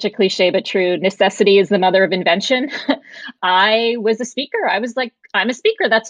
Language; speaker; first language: English; native; English